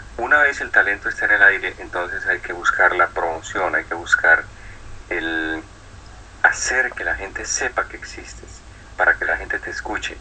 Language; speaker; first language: Spanish; native; Spanish